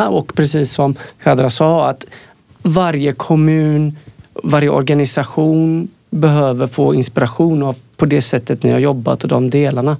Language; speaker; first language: Swedish; native; Swedish